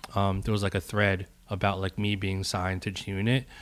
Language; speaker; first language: English; native; English